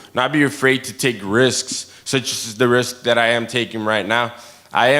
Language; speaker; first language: English; early bilingual, other home language; Spanish